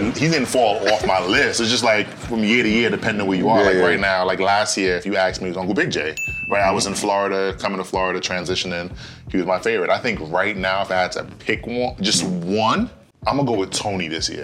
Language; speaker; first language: English; native; English